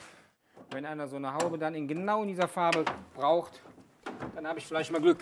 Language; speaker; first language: German; native; German